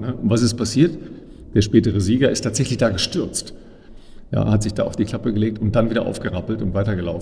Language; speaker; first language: German; native; German